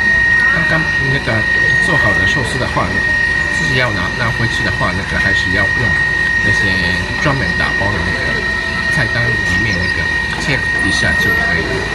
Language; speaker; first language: Chinese; non-native, fluent; Japanese